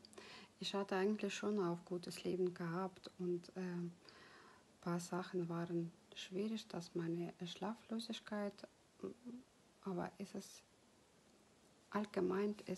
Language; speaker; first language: German; non-native, fluent; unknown